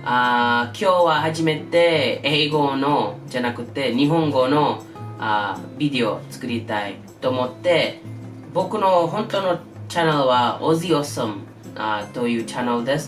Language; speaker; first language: Japanese; non-native, learner; English